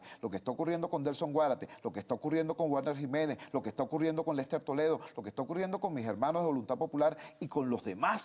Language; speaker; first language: Spanish; native; Spanish